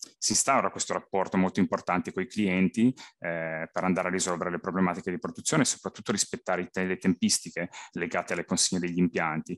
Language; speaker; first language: Italian; native; Italian